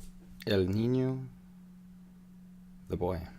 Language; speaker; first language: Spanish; non-native, learner; English